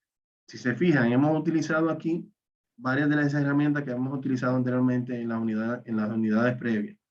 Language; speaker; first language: Spanish; native; Spanish